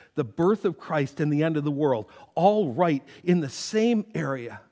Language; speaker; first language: English; native; English